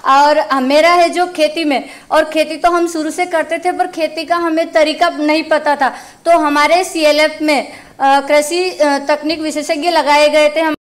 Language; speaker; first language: Hindi; native; Hindi